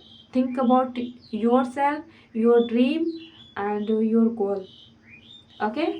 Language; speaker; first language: English; non-native, fluent; Hindi